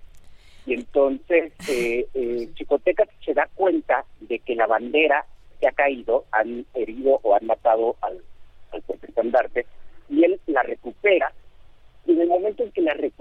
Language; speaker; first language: Spanish; native; Spanish